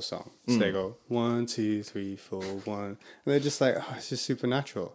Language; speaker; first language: English; native; English